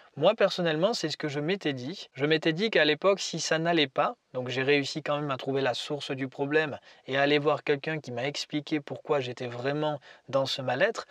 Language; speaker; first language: French; native; French